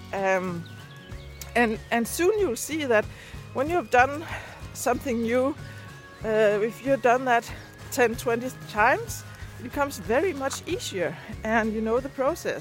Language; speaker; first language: English; non-native, fluent; Danish